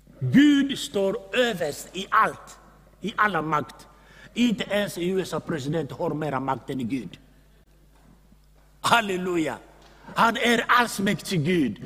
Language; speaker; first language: Swedish; non-native, fluent; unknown